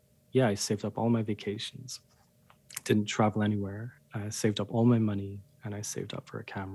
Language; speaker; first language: English; native; English